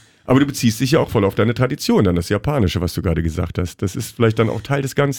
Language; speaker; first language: German; native; German